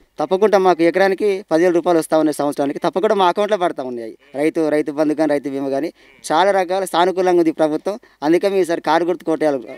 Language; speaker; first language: Telugu; native; Telugu